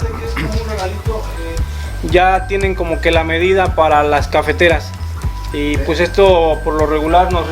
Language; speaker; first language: Spanish; native; Spanish